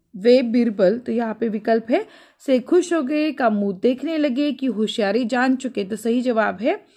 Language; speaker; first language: Hindi; non-native, local second language; Marathi